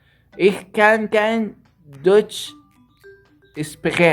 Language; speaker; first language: German; non-native, learner; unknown